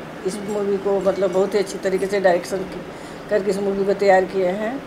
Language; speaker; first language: Hindi; native; Hindi